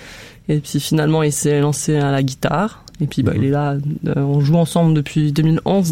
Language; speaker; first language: French; native; French